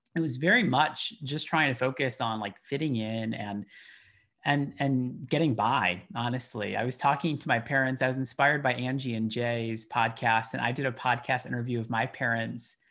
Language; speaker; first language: English; native; English